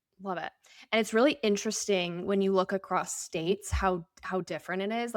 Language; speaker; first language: English; native; English